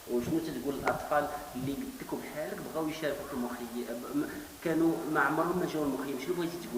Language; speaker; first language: Arabic; native; Arabic